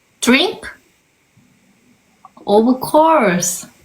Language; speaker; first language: English; non-native, learner; Korean